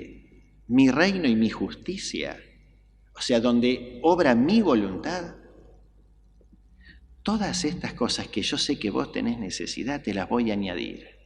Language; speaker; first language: Spanish; native; Spanish